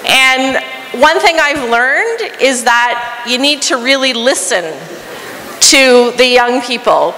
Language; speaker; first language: English; native; English